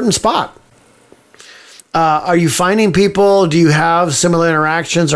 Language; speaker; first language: English; native; English